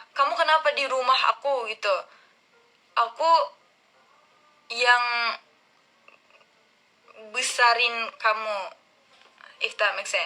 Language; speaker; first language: Indonesian; non-native, learner; Turkish